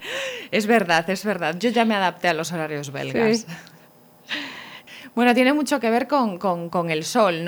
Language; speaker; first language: Spanish; native; Spanish